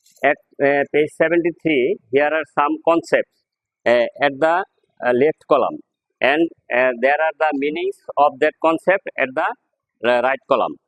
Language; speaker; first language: English; non-native, local second language; Bangla